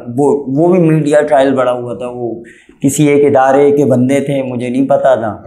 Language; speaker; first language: Urdu; native; Urdu